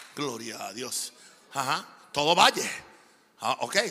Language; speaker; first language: Spanish; native; Spanish